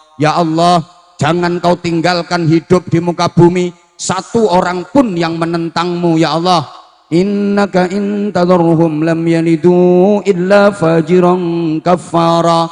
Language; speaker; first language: Indonesian; non-native, local second language; Javanese